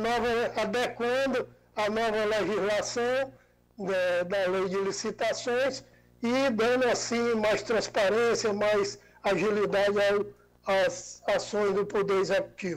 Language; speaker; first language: Portuguese; native; Portuguese